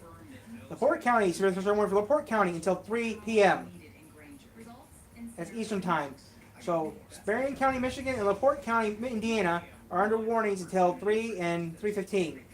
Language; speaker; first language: English; native; English